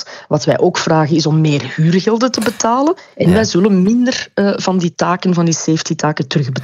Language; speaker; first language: Dutch; native; Dutch